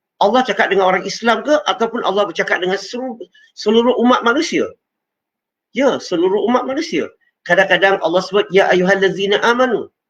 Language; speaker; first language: Malay; non-native, local second language; Chinese